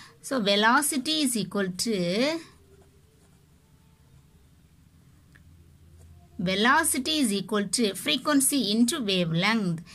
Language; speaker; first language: English; non-native, local second language; Tamil